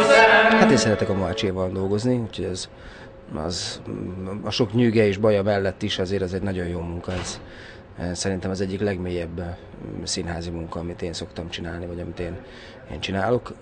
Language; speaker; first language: Hungarian; native; Hungarian